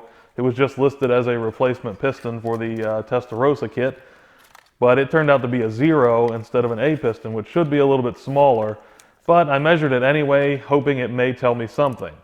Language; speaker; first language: English; native; English